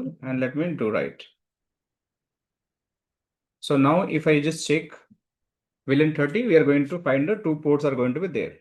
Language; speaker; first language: English; non-native, local second language; Hindi